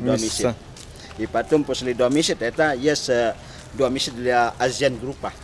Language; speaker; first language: Russian; non-native, learner; Indonesian